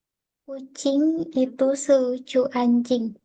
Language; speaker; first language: Indonesian; non-native, learner; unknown